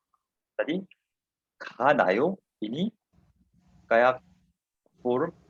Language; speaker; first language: Indonesian; non-native, fluent; Korean